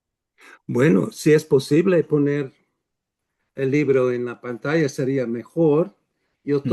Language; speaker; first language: Spanish; non-native, fluent; English